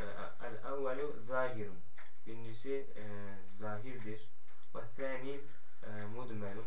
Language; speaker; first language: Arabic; non-native, learner; Turkish